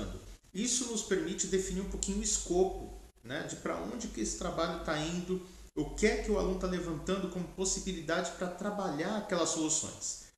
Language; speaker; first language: Portuguese; native; Portuguese